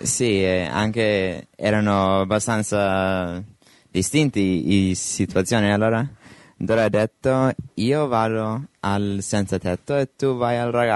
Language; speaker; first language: Italian; non-native, learner; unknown